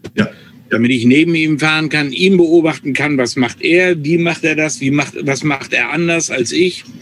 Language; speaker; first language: German; native; German